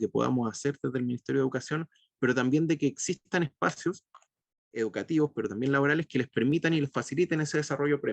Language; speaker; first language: Spanish; native; Spanish